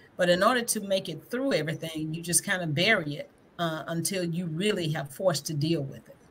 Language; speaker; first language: English; native; English